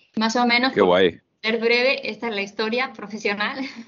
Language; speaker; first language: Spanish; native; Spanish